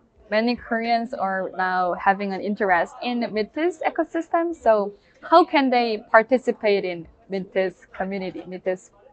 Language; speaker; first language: English; non-native, fluent; Korean